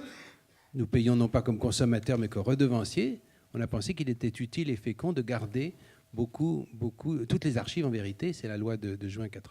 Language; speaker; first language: French; native; French